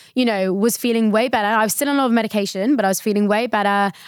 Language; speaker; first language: English; early bilingual, other home language; Swahili